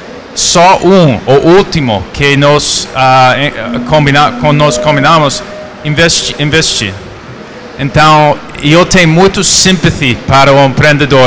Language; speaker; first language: Portuguese; non-native, fluent; English